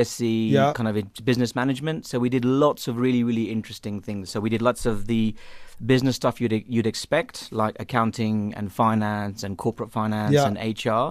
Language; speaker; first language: English; native; English